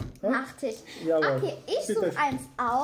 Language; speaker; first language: German; native; German